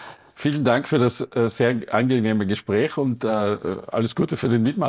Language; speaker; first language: German; native; German